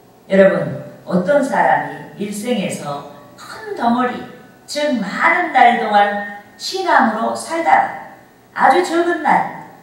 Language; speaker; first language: Korean; native; Korean